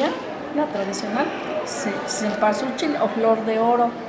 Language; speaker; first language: Spanish; native; Spanish